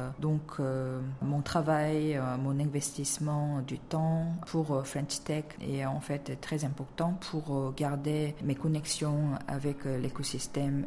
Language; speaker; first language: French; non-native, fluent; Korean